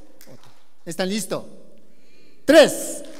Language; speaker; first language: Spanish; non-native, learner; Korean